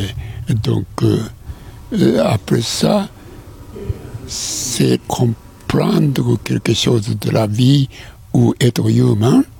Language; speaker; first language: French; non-native, learner; Japanese